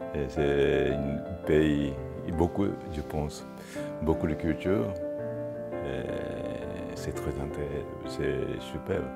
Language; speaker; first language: French; non-native, fluent; Japanese